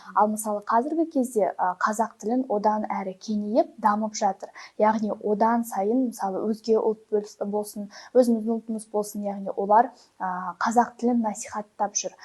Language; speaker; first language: Kazakh; non-native, local second language; Russian